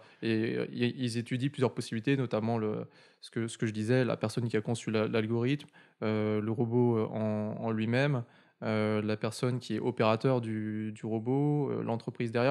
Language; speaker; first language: French; native; French